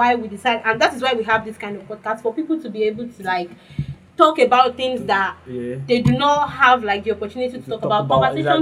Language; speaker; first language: English; non-native, local second language; Yoruba